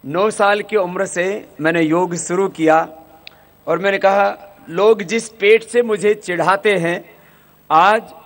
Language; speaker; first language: Hindi; native; Hindi